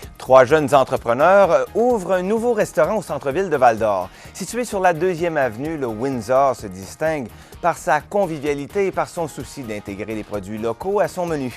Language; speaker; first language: French; native; French